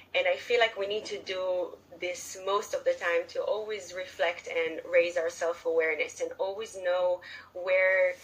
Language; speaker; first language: English; non-native, fluent; Hebrew